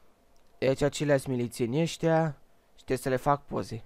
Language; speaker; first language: Romanian; native; Romanian